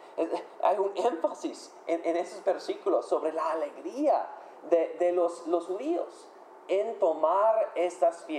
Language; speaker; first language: Spanish; non-native, fluent; English